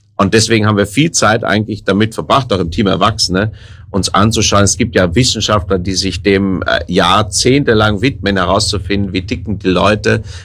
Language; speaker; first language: German; native; German